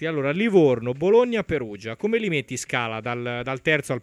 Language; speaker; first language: Italian; native; Italian